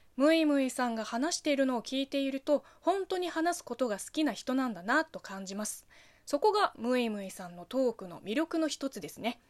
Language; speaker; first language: Japanese; non-native, fluent; Chinese